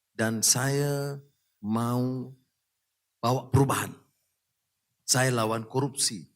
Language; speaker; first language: Malay; native; Malay